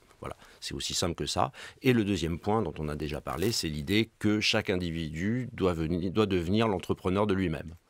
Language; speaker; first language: French; native; French